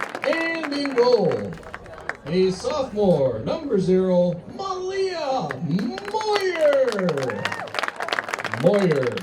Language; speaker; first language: English; native; English